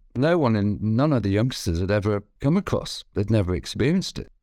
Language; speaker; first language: English; native; English